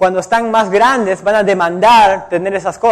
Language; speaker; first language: Spanish; native; Spanish